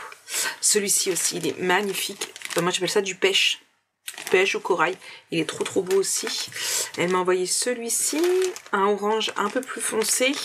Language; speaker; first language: French; native; French